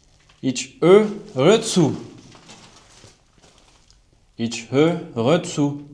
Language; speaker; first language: German; non-native, learner; French